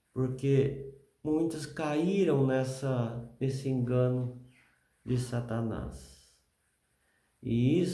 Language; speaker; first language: Portuguese; native; Portuguese